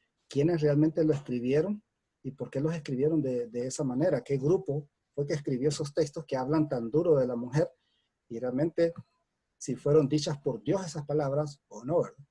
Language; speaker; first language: Spanish; native; Spanish